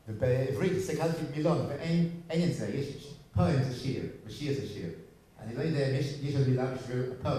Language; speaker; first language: Hebrew; non-native, fluent; English